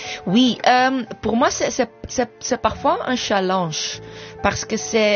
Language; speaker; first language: French; non-native, fluent; English